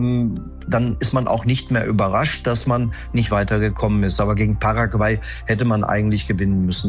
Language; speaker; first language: German; native; German